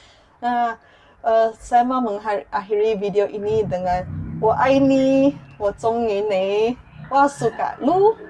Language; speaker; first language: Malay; non-native, local second language; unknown